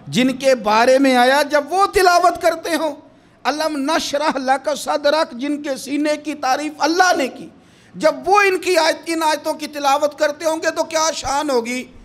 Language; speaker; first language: Urdu; non-native, local second language; Punjabi